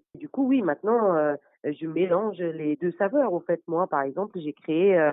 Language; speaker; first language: French; non-native, fluent; Persian